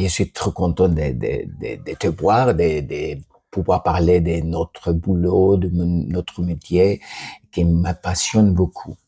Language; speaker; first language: French; non-native, learner; Spanish